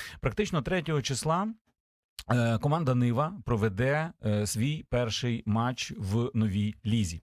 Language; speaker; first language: Ukrainian; native; Ukrainian